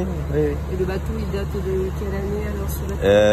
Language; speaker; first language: French; native; French